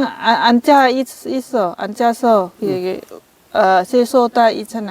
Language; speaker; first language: Korean; non-native, learner; Lao